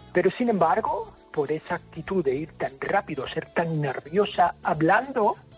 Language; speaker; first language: Spanish; non-native, fluent; English